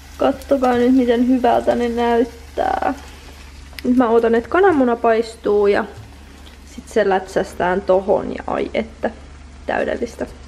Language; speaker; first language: Finnish; native; Finnish